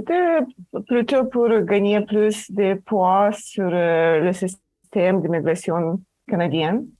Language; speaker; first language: French; non-native, learner; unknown